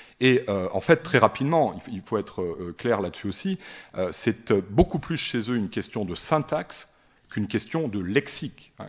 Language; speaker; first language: French; native; French